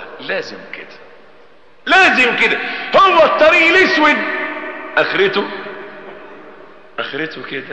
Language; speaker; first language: Arabic; native; Arabic